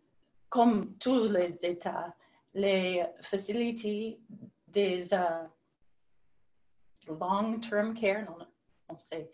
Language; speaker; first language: French; non-native, learner; English